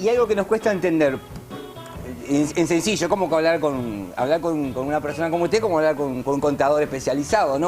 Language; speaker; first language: Spanish; native; Spanish